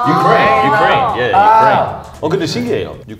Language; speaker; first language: Korean; non-native, learner; English